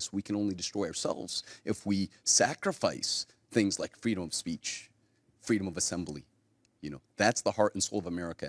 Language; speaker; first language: English; native; English